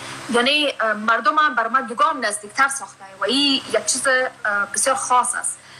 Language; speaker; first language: Persian; early bilingual, heritage; Persian